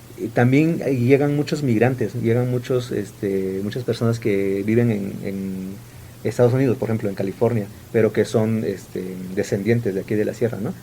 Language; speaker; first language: Spanish; non-native, local second language; Zapotec